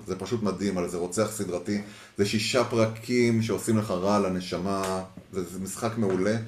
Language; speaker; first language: Hebrew; early bilingual, heritage; Hebrew